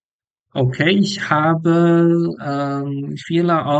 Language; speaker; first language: German; non-native, learner; English